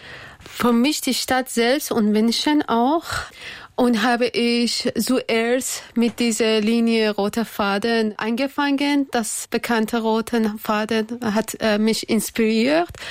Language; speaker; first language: German; non-native, learner; Persian